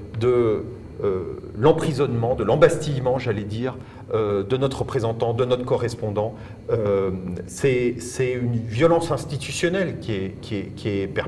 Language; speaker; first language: French; native; French